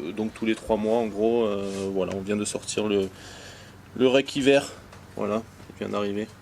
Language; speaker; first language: French; native; French